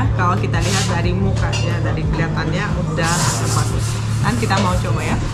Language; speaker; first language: Indonesian; non-native, fluent; Russian